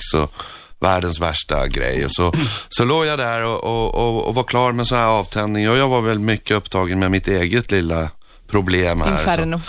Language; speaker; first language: Swedish; non-native, fluent; Norwegian